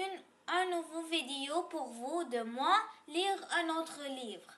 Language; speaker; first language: French; non-native, local second language; English